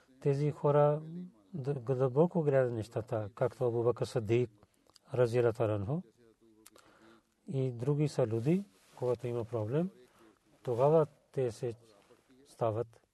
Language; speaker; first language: Bulgarian; non-native, learner; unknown